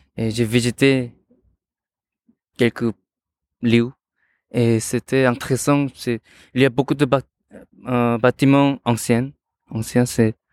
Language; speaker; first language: French; non-native, learner; Korean